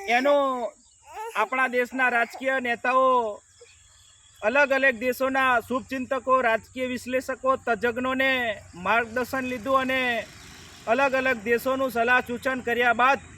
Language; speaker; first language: Gujarati; non-native, local second language; Rathawi